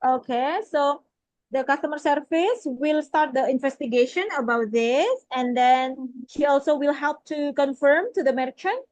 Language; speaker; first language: English; non-native, fluent; Indonesian